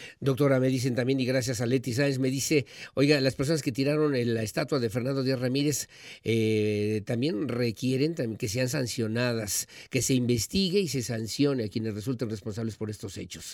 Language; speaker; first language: Spanish; native; Spanish